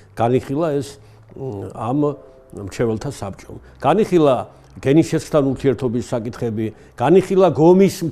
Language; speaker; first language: Georgian; native; Georgian